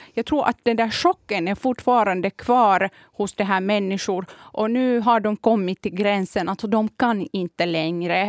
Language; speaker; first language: Swedish; non-native, fluent; Kurdish